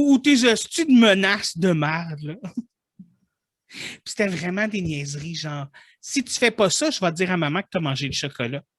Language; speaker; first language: French; native; French